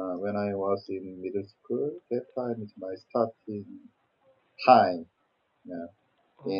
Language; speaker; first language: English; non-native, learner; Korean